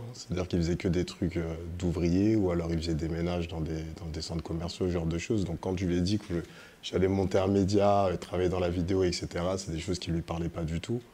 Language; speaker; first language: French; early bilingual, other home language; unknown